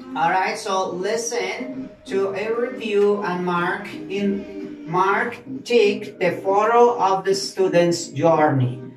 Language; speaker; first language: English; non-native, fluent; Spanish